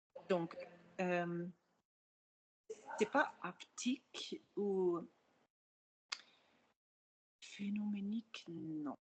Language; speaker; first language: French; non-native, fluent; German